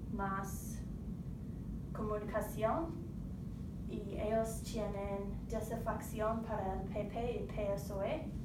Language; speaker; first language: Spanish; non-native, learner; English